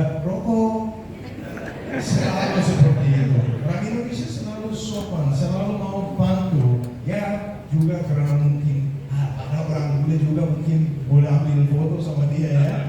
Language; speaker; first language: Indonesian; non-native, fluent; Danish